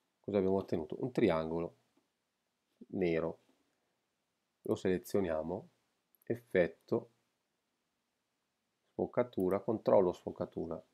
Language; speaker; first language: Italian; native; Italian